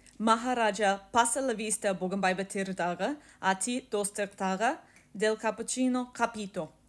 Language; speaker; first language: Kazakh; non-native, learner; English